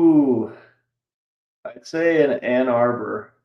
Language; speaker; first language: English; native; English